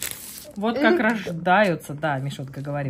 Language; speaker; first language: Russian; native; Russian